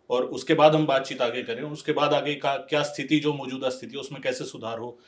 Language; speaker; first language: Hindi; non-native, local second language; Punjabi